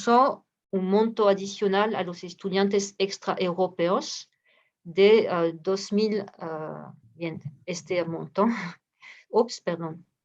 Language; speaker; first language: Spanish; non-native, fluent; French